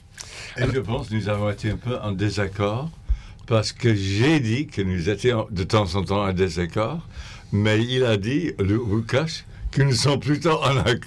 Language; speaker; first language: French; non-native, fluent; English